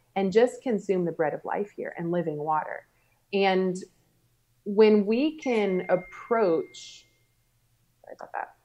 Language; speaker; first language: English; native; English